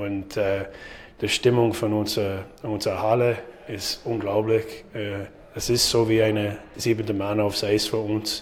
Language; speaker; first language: German; non-native, learner; English